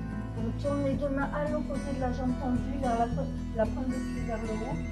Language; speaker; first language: French; native; French